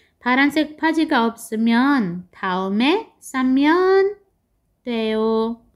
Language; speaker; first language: Korean; non-native, fluent; Filipino